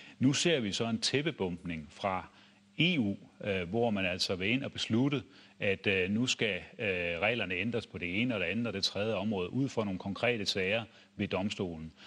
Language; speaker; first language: Danish; native; Danish